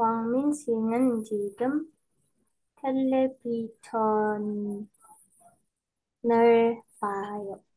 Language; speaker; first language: Korean; non-native, learner; Indonesian